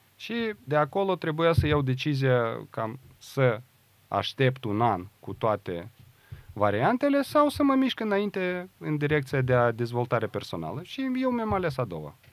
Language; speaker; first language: Romanian; non-native, local second language; Russian